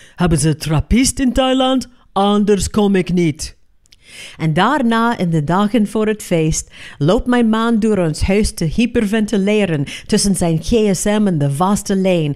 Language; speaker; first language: Dutch; non-native, fluent; English